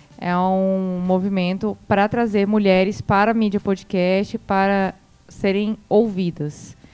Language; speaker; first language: Portuguese; native; Portuguese